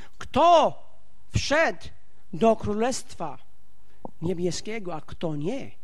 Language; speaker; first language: Polish; non-native, fluent; English